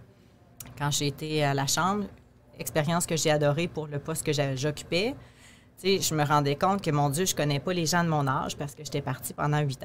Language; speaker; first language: French; native; French